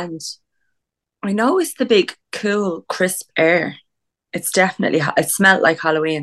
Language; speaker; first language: English; native; English